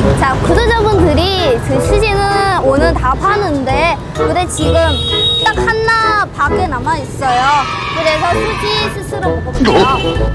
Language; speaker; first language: Korean; non-native, learner; Vietnamese